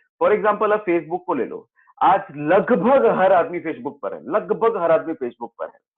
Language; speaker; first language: Hindi; native; Hindi